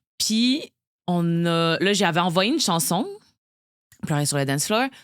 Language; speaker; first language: French; native; French